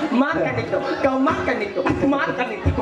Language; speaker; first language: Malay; non-native, local second language; Tausug